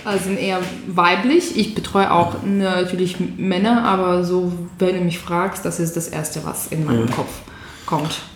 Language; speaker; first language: German; non-native, fluent; Bulgarian